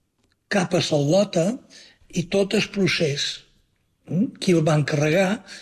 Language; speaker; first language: Catalan; native; Catalan